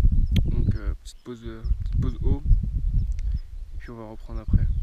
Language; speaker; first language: French; native; French